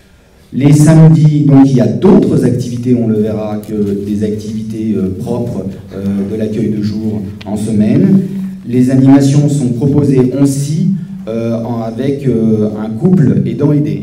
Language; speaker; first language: French; native; French